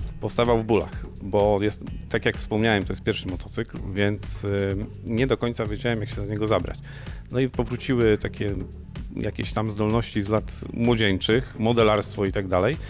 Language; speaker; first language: Polish; native; Polish